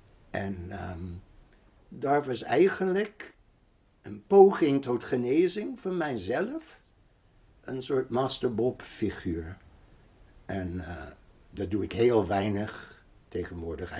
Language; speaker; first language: Dutch; non-native, fluent; English